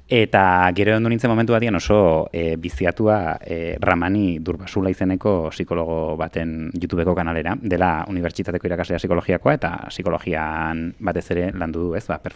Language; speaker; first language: Basque; native; Basque